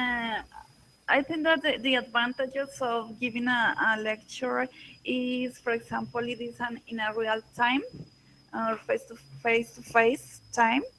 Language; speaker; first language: English; non-native, learner; Spanish